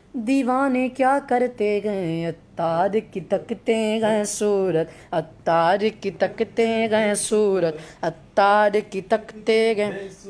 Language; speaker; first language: Urdu; native; Urdu